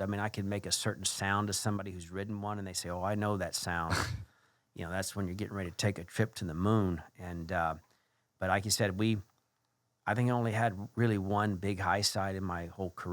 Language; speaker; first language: English; native; English